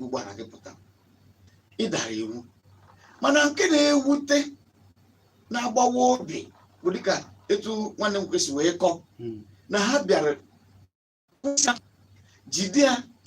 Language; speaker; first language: Igbo; native; Igbo